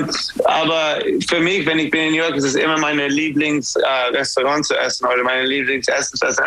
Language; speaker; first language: German; non-native, learner; English